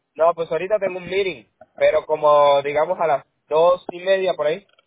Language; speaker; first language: Spanish; native; Spanish